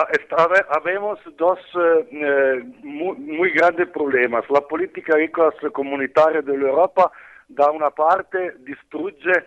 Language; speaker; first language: Spanish; non-native, learner; Italian